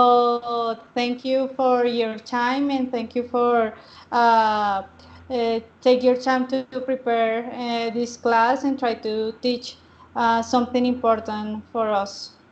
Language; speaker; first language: English; non-native, learner; Spanish